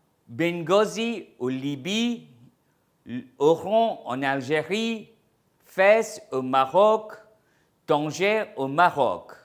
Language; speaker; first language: French; non-native, fluent; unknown